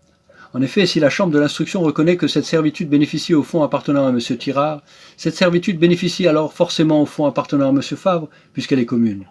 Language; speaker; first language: French; native; French